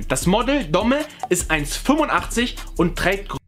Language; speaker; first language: German; early bilingual, other home language; Portuguese